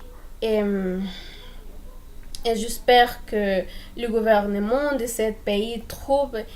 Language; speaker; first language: French; non-native, learner; Spanish